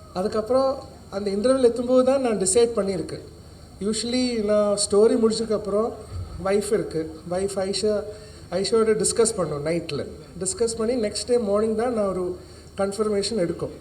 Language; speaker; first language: Tamil; non-native, learner; Malayalam